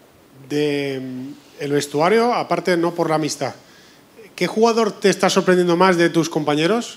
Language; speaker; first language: Spanish; native; Spanish